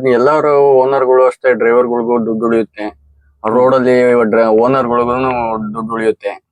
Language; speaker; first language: Kannada; native; Kannada